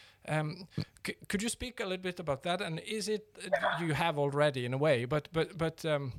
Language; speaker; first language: English; non-native, fluent; Norwegian